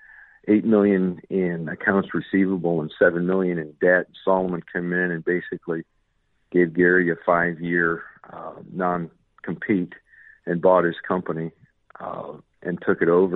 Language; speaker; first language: English; native; English